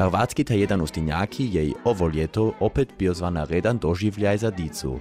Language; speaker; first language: Serbian; native; Serbian